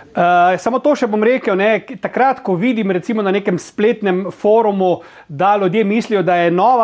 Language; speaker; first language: Slovenian; native; Slovenian